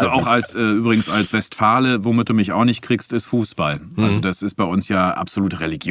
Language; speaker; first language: German; native; German